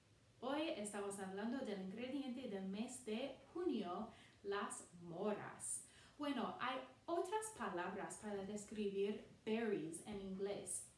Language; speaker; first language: Spanish; non-native, fluent; English